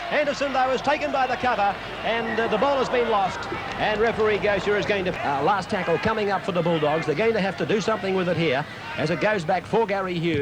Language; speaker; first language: English; native; English